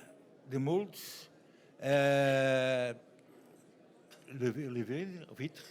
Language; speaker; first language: French; non-native, learner; Portuguese